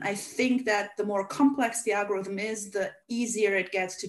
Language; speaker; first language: English; non-native, fluent; Hungarian